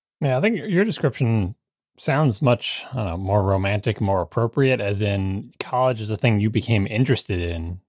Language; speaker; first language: English; native; English